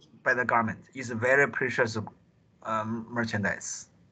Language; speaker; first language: English; non-native, local second language; Chinese